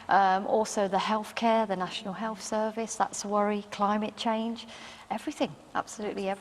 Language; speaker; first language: English; native; English